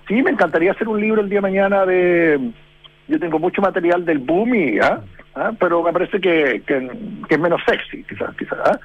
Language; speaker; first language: Spanish; early bilingual, heritage; Spanish